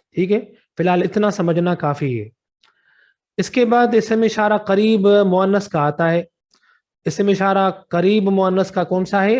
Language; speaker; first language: Urdu; non-native, local second language; Sindhi